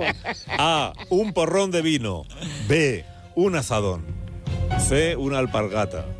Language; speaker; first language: Spanish; native; Spanish